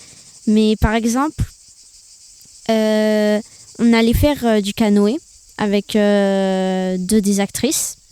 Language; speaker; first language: French; early bilingual, other home language; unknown